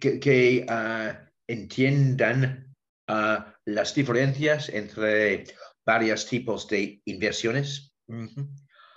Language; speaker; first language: Spanish; non-native, learner; English